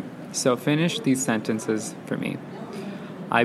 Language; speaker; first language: English; non-native, local second language; Sinhala